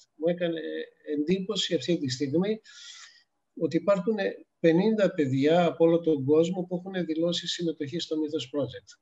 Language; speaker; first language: Greek; native; Greek